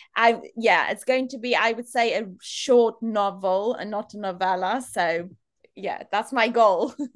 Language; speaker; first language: English; non-native, local second language; Afrikaans